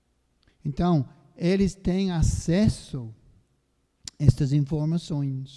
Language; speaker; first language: Portuguese; non-native, fluent; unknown